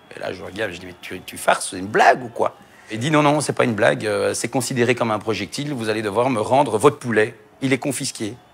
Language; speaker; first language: French; native; French